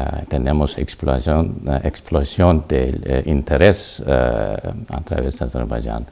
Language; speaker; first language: Spanish; non-native, learner; Azerbaijani